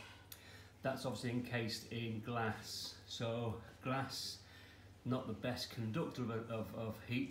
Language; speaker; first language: English; native; English